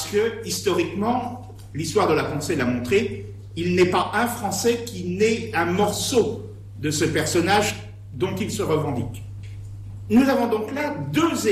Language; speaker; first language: French; native; French